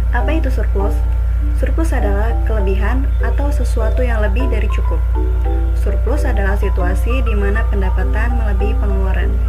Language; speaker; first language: Indonesian; native; Indonesian